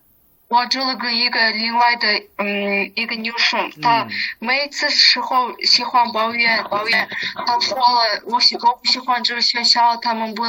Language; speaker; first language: Chinese; non-native, learner; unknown